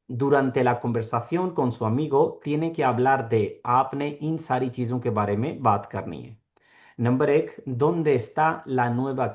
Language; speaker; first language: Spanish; non-native, fluent; Urdu